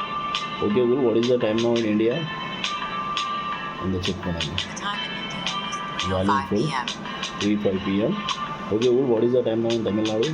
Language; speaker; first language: Tamil; non-native, local second language; Kannada